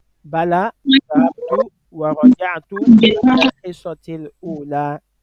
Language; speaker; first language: Arabic; non-native, fluent; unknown